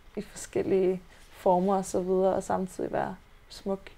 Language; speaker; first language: Danish; native; Danish